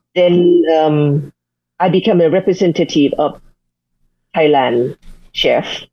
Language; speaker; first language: English; non-native, fluent; Thai